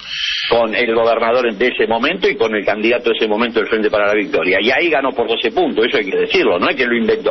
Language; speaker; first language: Spanish; native; Spanish